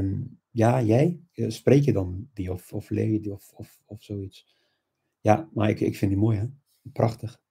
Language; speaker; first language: Dutch; non-native, fluent; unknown